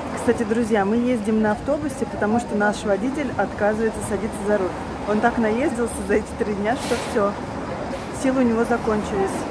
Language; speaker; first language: Russian; native; Russian